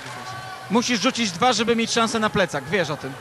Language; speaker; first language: Polish; native; Polish